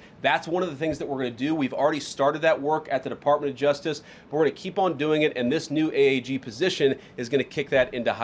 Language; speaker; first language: English; native; English